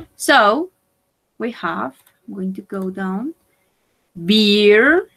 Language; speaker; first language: English; non-native, fluent; Spanish